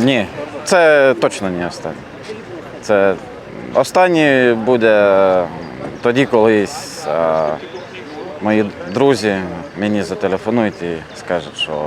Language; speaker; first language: Ukrainian; non-native, learner; Lithuanian